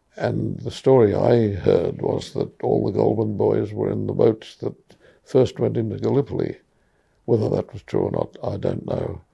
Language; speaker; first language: English; native; English